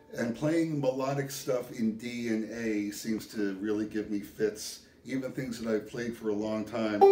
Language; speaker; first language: English; native; English